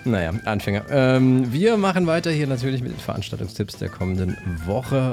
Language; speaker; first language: German; native; German